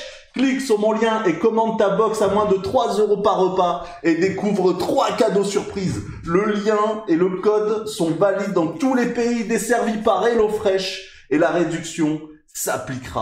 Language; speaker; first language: French; native; French